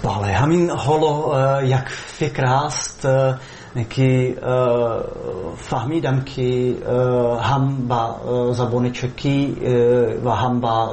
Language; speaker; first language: Persian; non-native, fluent; Slovak